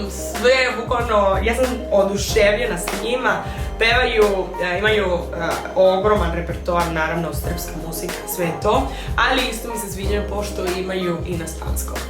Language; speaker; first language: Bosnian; non-native, fluent; Spanish